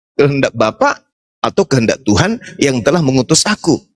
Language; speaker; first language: Indonesian; native; Indonesian